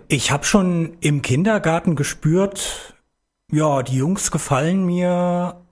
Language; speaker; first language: German; native; German